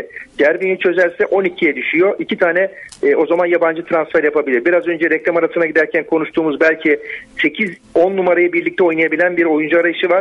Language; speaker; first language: Turkish; native; Turkish